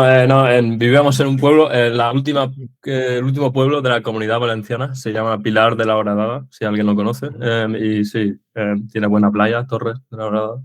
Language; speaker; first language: Spanish; early bilingual, other home language; English